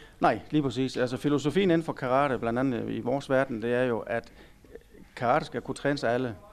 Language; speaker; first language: Danish; native; Danish